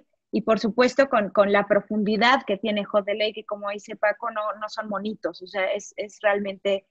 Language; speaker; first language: Spanish; native; Spanish